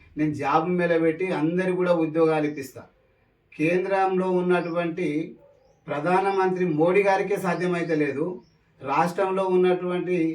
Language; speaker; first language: Telugu; native; Telugu